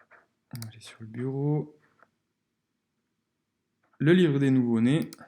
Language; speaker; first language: French; native; French